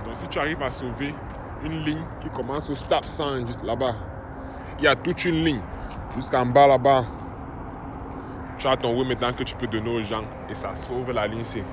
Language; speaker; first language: French; native; French